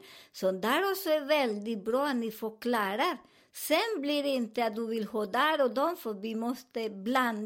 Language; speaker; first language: Swedish; non-native, learner; Spanish